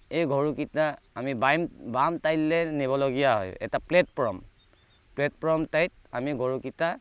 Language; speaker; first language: Assamese; non-native, local second language; Mising